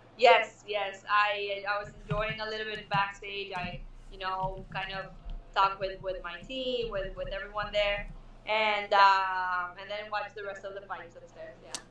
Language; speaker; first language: English; non-native, fluent; Spanish